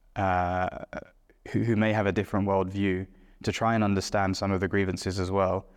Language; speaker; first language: English; native; English